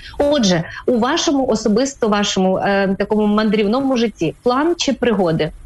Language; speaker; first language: Ukrainian; native; Ukrainian